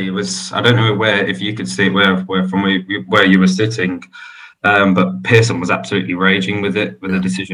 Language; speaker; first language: English; native; English